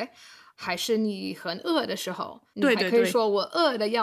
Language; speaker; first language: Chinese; non-native, learner; English